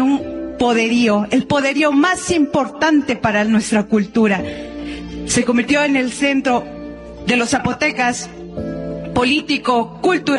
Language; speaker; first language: Spanish; non-native, local second language; Zapotec